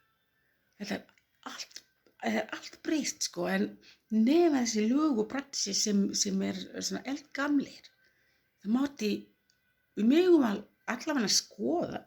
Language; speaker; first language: Icelandic; non-native, learner; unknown